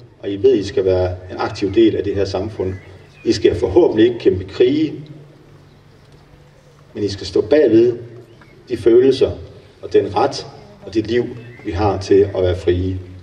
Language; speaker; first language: Danish; native; Danish